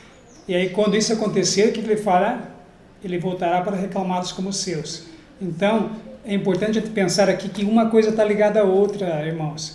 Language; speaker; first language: Portuguese; native; Portuguese